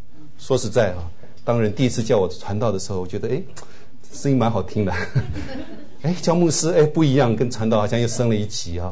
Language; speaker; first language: Chinese; native; Chinese